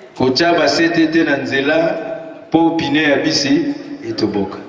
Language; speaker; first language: Lingala; native; Lingala